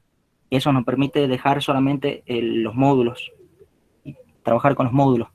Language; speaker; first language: Spanish; native; Spanish